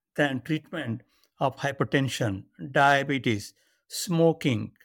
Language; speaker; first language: English; non-native, local second language; Marathi